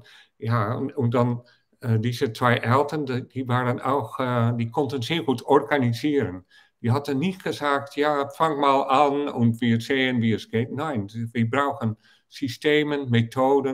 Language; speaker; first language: German; non-native, fluent; Dutch